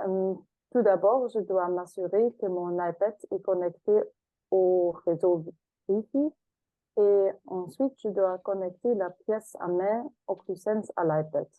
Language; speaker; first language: French; non-native, fluent; German